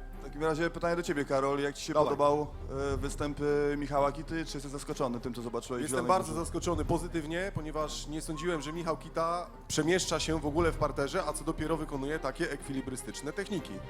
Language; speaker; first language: Polish; native; Polish